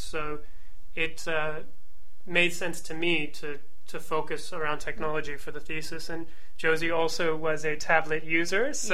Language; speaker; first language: English; native; English